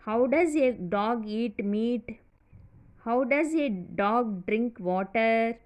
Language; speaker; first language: English; non-native, local second language; Telugu